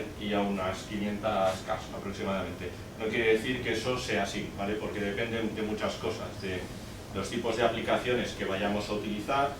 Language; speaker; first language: Spanish; native; Spanish